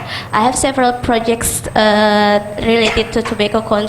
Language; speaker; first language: English; non-native, fluent; Indonesian